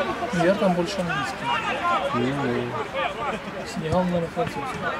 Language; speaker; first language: Russian; native; Russian